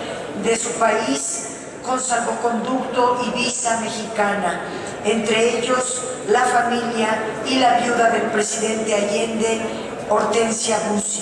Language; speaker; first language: Spanish; native; Spanish